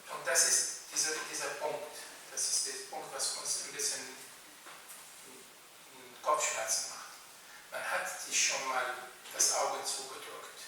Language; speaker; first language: German; non-native, fluent; Arabic